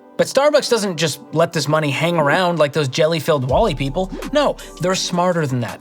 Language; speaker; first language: English; native; English